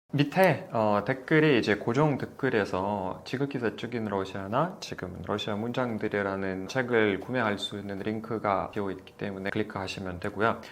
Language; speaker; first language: Korean; non-native, fluent; Russian